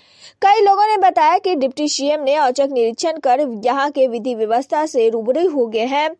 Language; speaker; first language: Hindi; native; Hindi